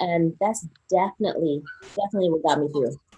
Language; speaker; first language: English; early bilingual, other home language; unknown